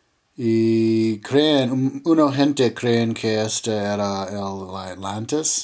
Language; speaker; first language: Spanish; non-native, learner; English